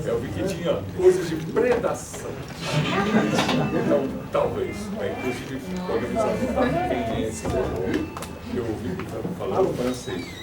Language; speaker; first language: Portuguese; non-native, fluent; Spanish